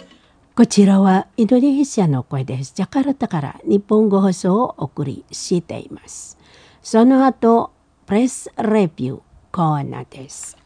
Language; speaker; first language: Japanese; non-native, fluent; Indonesian